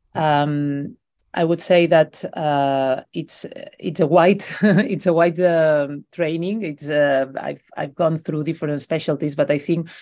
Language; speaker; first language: English; non-native, fluent; Spanish